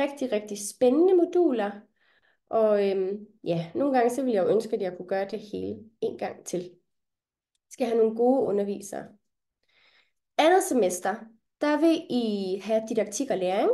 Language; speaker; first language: Danish; native; Danish